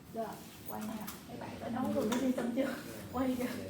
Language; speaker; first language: Vietnamese; native; Vietnamese